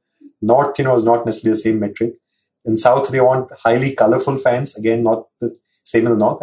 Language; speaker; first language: English; non-native, local second language; Hindi